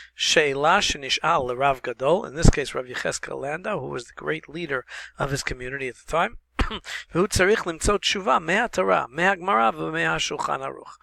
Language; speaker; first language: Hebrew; non-native, fluent; English